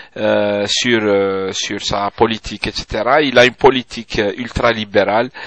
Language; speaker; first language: French; non-native, local second language; Arabic